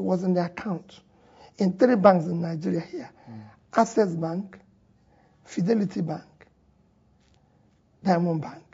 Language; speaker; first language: English; non-native, local second language; Igbo